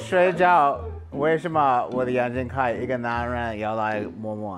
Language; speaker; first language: Chinese; non-native, learner; English